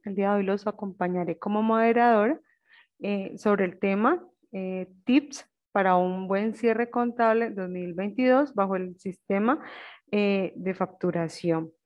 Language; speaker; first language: Spanish; native; Spanish